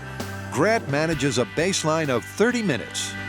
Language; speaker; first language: English; native; English